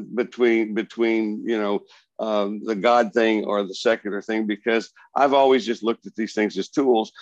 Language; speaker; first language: English; native; English